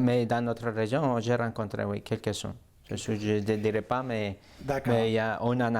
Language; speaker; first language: French; native; French